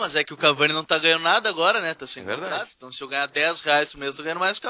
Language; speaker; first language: Portuguese; native; Portuguese